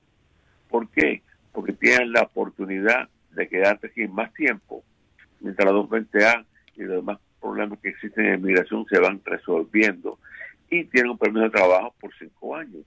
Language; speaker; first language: Spanish; native; Spanish